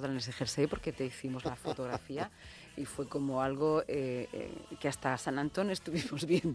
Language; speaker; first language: Spanish; native; Spanish